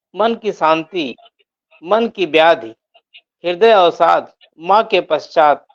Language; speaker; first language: Hindi; native; Hindi